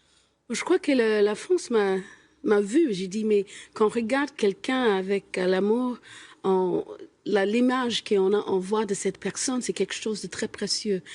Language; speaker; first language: French; non-native, fluent; English